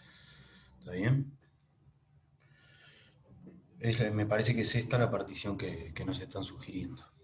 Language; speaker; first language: Spanish; native; Spanish